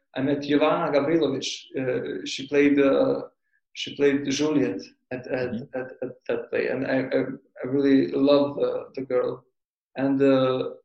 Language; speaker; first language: English; non-native, fluent; Albanian